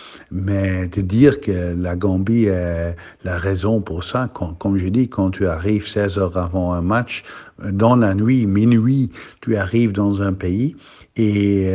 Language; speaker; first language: French; non-native, learner; Dutch